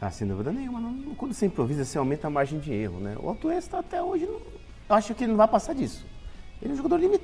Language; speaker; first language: Portuguese; native; Portuguese